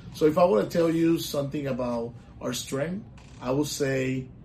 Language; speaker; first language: English; non-native, local second language; Spanish